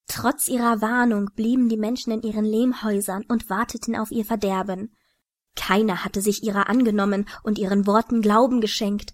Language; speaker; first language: German; native; German